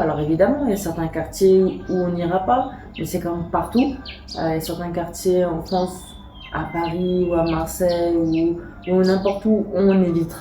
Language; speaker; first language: French; native; French